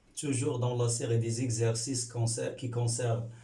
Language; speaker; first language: French; non-native, local second language; Arabic